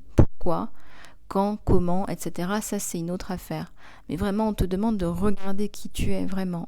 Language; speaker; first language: French; native; French